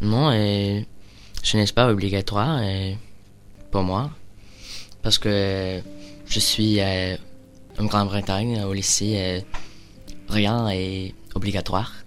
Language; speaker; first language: French; non-native, learner; English